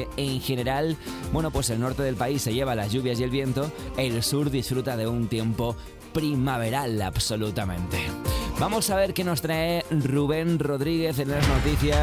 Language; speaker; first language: Spanish; native; Spanish